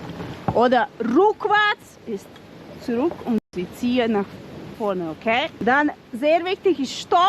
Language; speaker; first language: German; non-native, learner; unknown